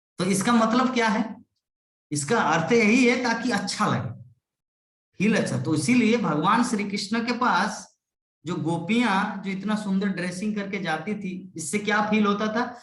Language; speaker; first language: Hindi; non-native, local second language; Bangla